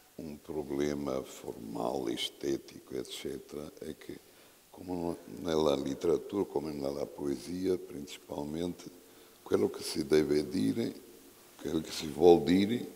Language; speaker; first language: Italian; non-native, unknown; Portuguese